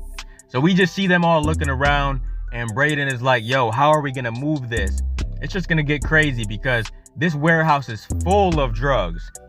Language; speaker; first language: English; native; English